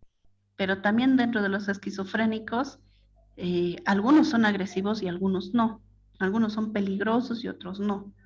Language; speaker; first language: Spanish; native; Spanish